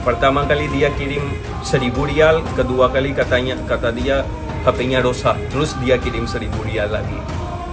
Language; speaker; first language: Indonesian; non-native, fluent; Hindi